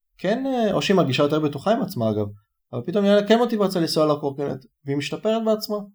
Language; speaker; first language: Hebrew; native; Hebrew